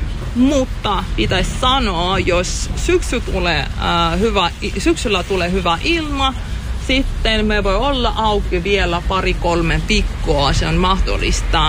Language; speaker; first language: Finnish; non-native, learner; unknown